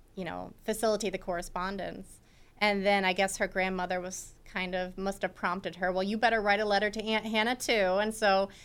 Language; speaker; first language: English; native; English